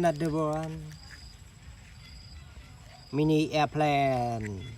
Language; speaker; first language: English; non-native, local second language; Indonesian